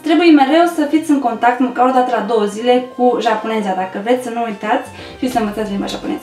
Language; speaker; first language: Romanian; native; Romanian